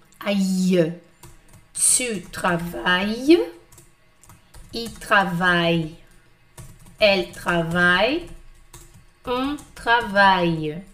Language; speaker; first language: French; non-native, fluent; Portuguese